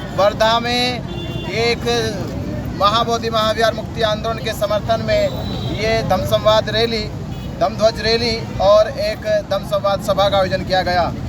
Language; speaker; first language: Hindi; non-native, local second language; Marathi